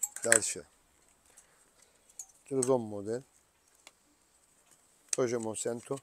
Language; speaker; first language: Russian; non-native, learner; Turkish